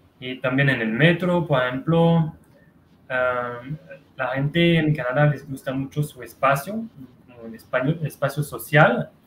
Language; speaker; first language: Spanish; non-native, fluent; French